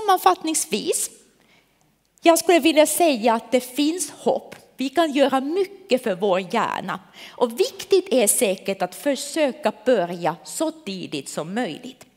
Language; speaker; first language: Swedish; non-native, local second language; Finnish